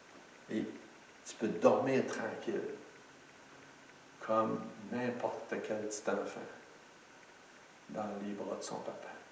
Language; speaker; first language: French; native; French